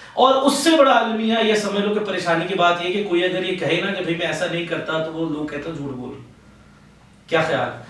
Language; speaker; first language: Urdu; native; Urdu